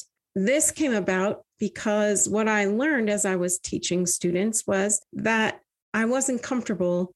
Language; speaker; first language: English; native; English